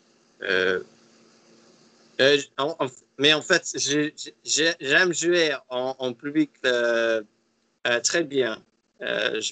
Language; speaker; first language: French; non-native, learner; English